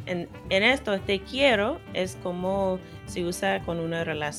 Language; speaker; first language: Spanish; non-native, fluent; English